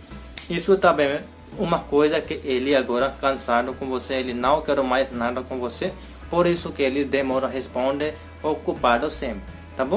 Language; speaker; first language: Portuguese; non-native, learner; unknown